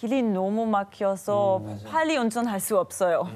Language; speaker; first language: Korean; non-native, learner; German